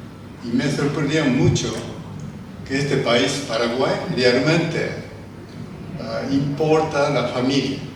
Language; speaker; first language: Spanish; non-native, learner; Japanese